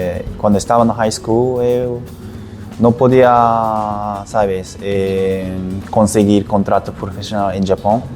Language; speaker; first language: Portuguese; non-native, learner; Japanese